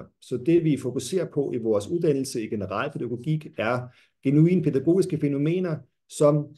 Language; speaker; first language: Danish; non-native, fluent; German